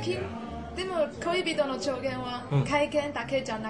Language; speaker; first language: Japanese; non-native, learner; Chinese